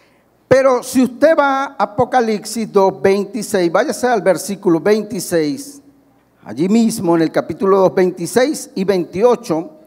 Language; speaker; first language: Spanish; native; Spanish